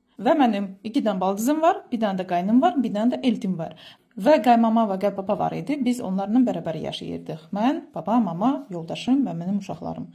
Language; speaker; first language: Azerbaijani; non-native, fluent; Russian